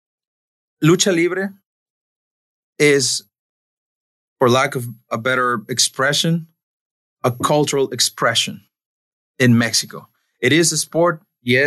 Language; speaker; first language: English; non-native, fluent; Spanish